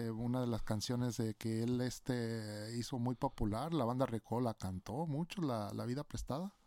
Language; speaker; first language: Spanish; early bilingual, other home language; English